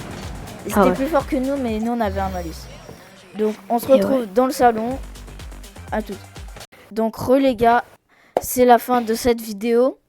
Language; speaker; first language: French; native; French